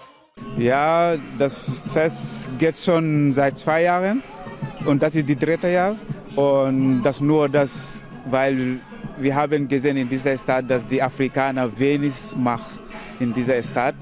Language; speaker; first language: German; non-native, learner; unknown